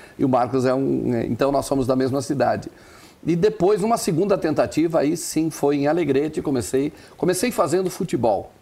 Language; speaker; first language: Portuguese; non-native, local second language; German